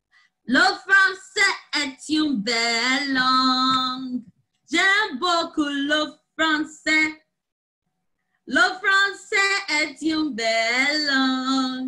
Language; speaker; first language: French; non-native, fluent; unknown